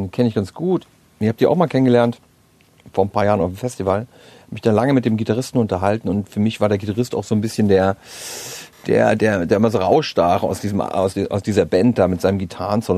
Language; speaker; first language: German; native; German